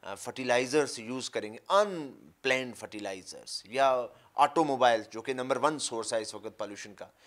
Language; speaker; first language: Urdu; non-native, local second language; Punjabi